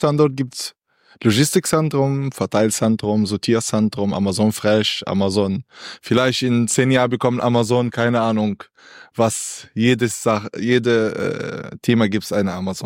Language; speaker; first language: German; non-native, learner; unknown